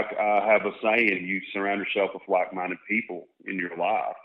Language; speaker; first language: English; native; English